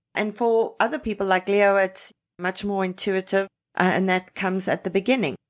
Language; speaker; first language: English; native; English